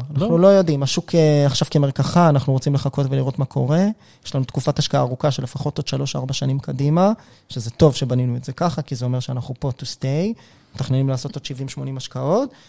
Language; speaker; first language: Hebrew; native; Hebrew